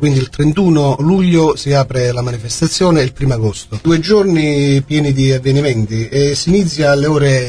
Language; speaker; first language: Italian; native; Italian